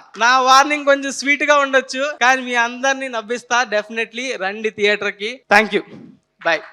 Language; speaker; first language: Telugu; native; Telugu